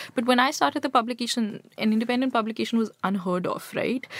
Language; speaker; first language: English; non-native, local second language; Hindi